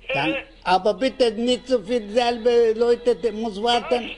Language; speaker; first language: German; non-native, learner; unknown